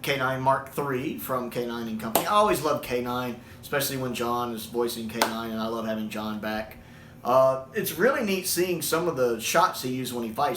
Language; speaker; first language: English; native; English